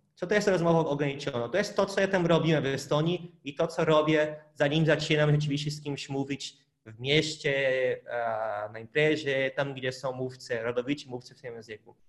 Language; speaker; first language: Polish; non-native, fluent; Portuguese